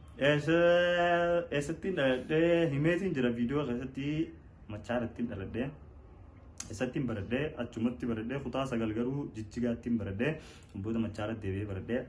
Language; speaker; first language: Oromo; native; Oromo